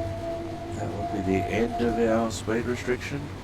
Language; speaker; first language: English; native; English